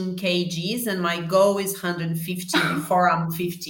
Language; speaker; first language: English; non-native, fluent; Portuguese